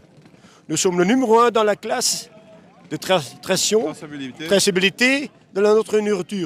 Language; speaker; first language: French; non-native, local second language; Dutch